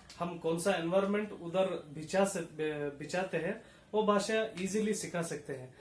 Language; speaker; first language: Hindi; non-native, local second language; Kannada